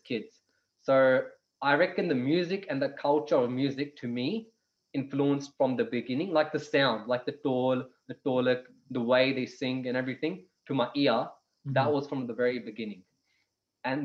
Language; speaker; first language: English; non-native, local second language; Punjabi